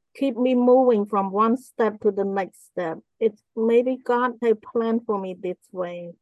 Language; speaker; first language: English; non-native, fluent; Khmer